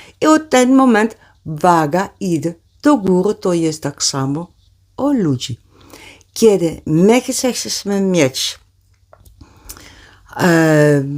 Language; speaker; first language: Polish; non-native, learner; Dutch